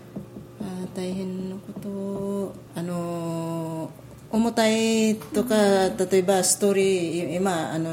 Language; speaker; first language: Japanese; non-native, learner; Filipino